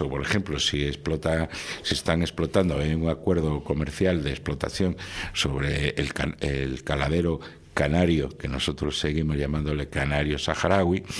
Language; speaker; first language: Spanish; native; Spanish